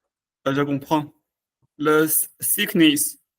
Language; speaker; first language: French; non-native, learner; Chinese